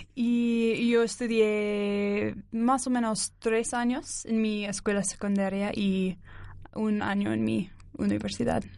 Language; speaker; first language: Spanish; non-native, learner; English